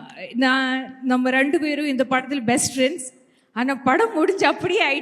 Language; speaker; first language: Tamil; non-native, learner; Malayalam